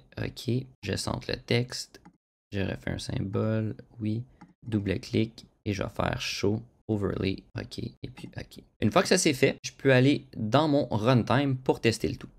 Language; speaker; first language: French; native; French